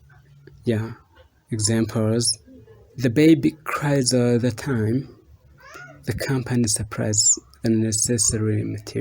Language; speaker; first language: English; non-native, fluent; Rundi